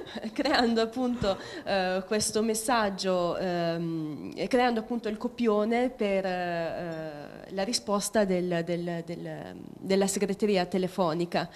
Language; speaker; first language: Italian; native; Italian